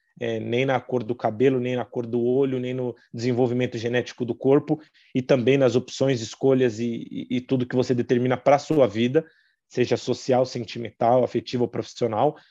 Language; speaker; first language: Portuguese; native; Portuguese